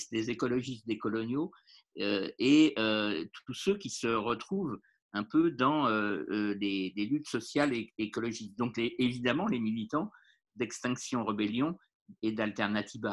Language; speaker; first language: French; native; French